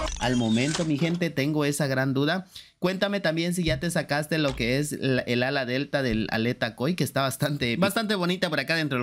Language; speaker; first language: Spanish; native; Spanish